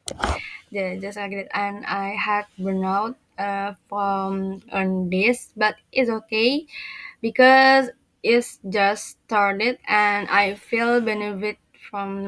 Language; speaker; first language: English; non-native, learner; Indonesian